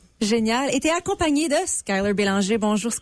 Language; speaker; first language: French; native; French